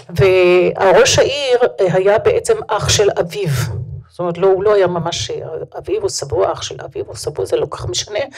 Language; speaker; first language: Hebrew; native; Hebrew